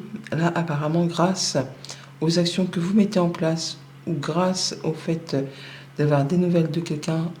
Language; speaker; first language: French; native; French